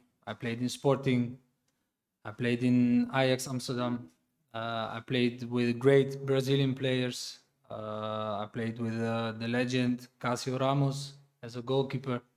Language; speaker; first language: English; non-native, fluent; Dutch